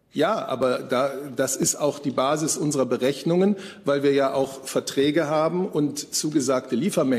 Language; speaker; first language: German; native; German